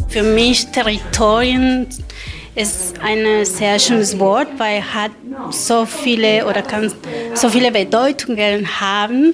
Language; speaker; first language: German; non-native, learner; Spanish